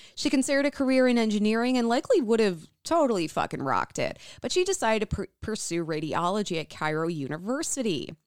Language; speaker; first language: English; native; English